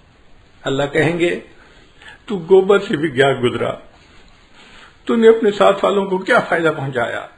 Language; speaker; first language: Urdu; native; Urdu